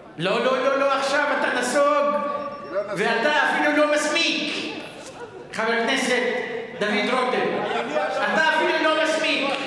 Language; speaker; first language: Hebrew; non-native, local second language; Arabic